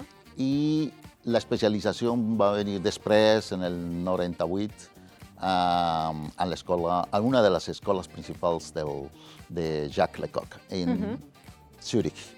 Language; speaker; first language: Catalan; non-native, fluent; Spanish